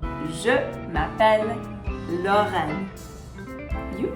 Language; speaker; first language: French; non-native, fluent; English